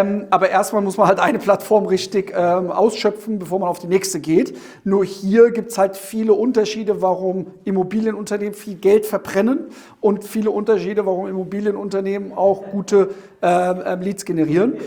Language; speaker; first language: German; native; German